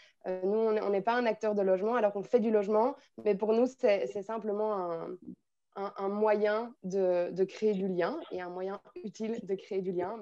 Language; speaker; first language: French; native; French